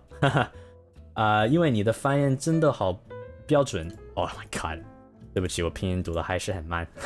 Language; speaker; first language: Chinese; non-native, learner; English